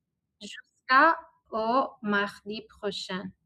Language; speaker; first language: French; non-native, learner; Italian